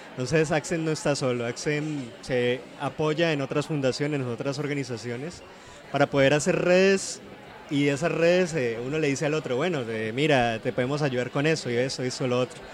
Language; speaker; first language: Spanish; native; Spanish